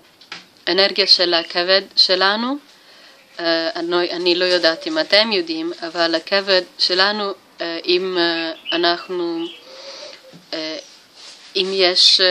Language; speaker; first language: Hebrew; non-native, learner; Italian